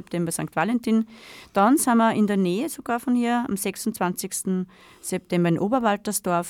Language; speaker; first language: German; native; German